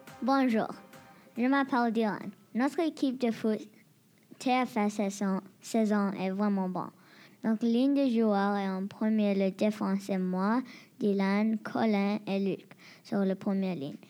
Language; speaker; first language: French; non-native, learner; English